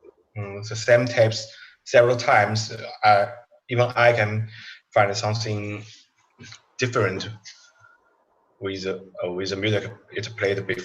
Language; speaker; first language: English; non-native, learner; Chinese